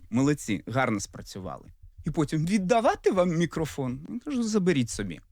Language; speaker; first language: Ukrainian; non-native, local second language; Russian